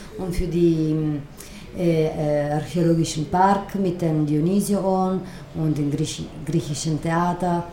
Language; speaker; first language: German; non-native, learner; Italian